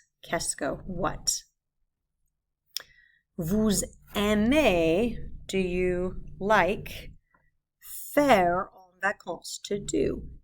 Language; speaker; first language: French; non-native, fluent; English